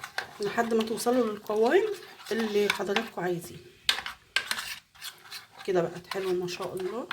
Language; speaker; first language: Arabic; native; Arabic